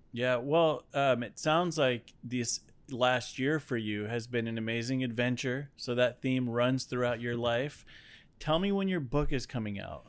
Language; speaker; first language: English; native; English